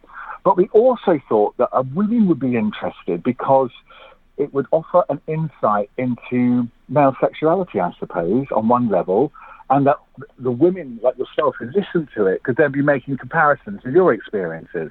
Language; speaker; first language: English; native; English